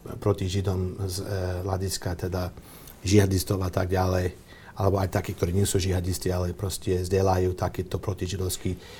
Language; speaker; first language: Slovak; non-native, fluent; English